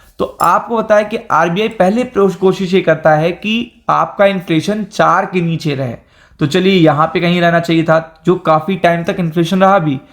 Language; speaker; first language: Hindi; native; Hindi